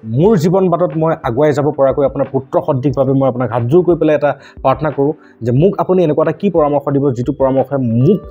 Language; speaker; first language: Assamese; native; Assamese